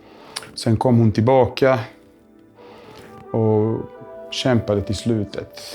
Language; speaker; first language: Swedish; non-native, fluent; Bosnian